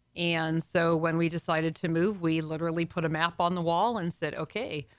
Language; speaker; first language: English; native; English